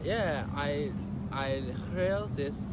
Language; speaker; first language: English; non-native, learner; Chinese